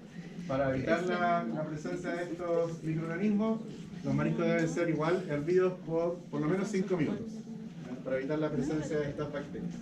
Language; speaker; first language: Spanish; native; Spanish